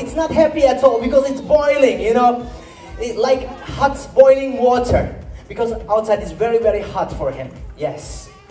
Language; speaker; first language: English; non-native, fluent; Turkish